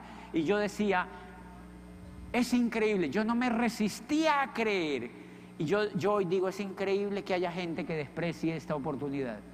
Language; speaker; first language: Spanish; native; Spanish